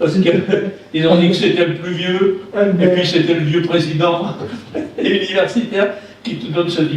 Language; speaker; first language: French; native; French